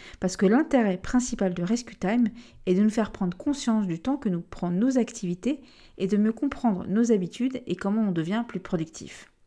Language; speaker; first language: French; native; French